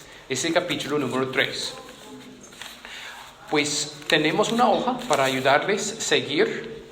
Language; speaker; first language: Spanish; non-native, fluent; English